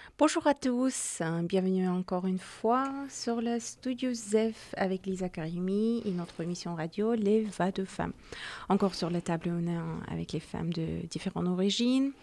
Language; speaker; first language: French; non-native, learner; Persian